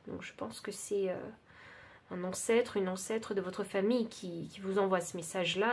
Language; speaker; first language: French; native; French